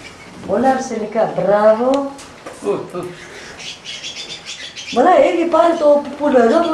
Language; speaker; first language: Greek; non-native, learner; Bulgarian